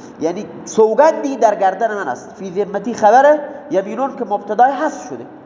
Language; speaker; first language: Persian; non-native, local second language; Baluchi